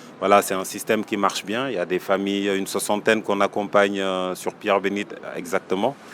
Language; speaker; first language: French; non-native, local second language; Wolof